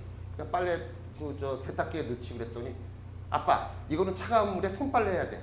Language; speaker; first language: Korean; native; Korean